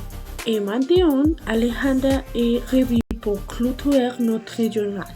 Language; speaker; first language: French; non-native, learner; Spanish